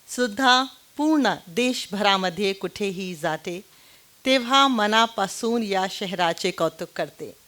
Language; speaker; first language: Marathi; non-native, local second language; Hindi